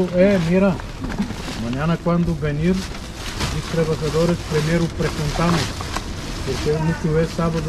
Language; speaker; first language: Spanish; non-native, learner; Filipino